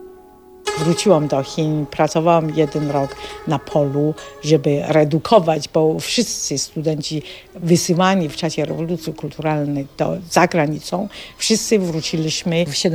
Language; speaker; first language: Polish; non-native, fluent; Chinese